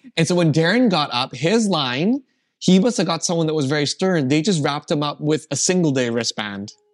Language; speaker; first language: English; native; English